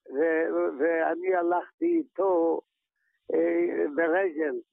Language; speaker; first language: Hebrew; non-native, fluent; Polish